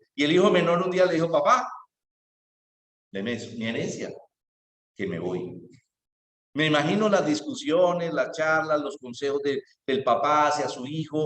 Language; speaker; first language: Spanish; native; Spanish